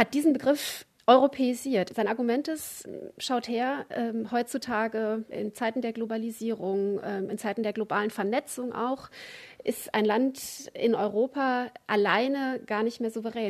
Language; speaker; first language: German; native; German